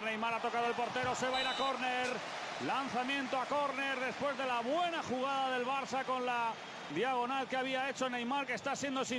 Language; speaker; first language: Spanish; native; Spanish